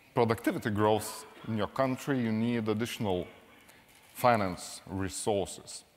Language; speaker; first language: English; non-native, fluent; Lithuanian